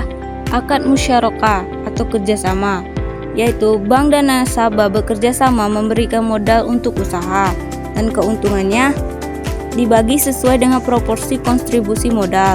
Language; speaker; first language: Indonesian; native; Indonesian